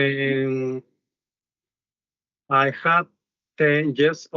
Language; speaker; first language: English; non-native, learner; Spanish